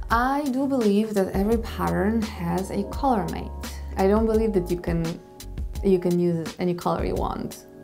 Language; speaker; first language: English; non-native, fluent; Polish